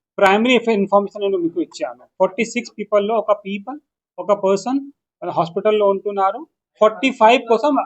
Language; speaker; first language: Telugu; non-native, local second language; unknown